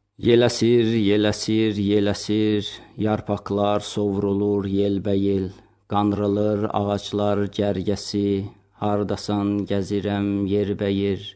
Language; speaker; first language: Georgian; non-native, local second language; Azerbaijani